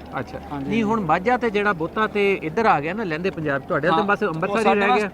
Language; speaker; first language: Punjabi; native; Punjabi